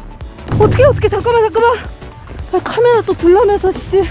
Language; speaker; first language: Korean; native; Korean